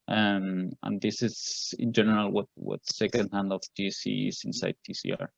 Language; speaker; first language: English; non-native, fluent; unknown